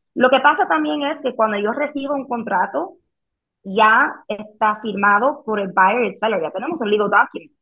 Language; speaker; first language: Spanish; early bilingual, heritage; Spanish